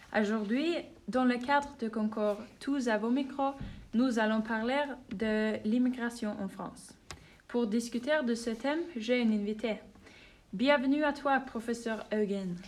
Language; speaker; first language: French; non-native, learner; Norwegian